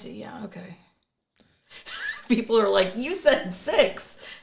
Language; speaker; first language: English; native; English